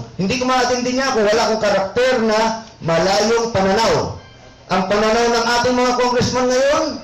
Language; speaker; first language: Filipino; native; Filipino